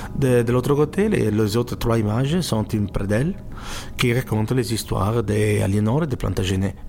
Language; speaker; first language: French; non-native, fluent; Italian